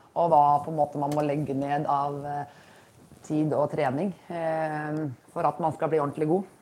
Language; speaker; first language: Norwegian; native; Norwegian